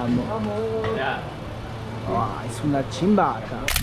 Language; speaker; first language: Spanish; non-native, learner; French